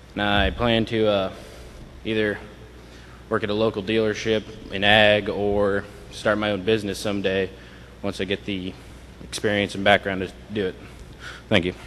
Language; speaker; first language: English; native; English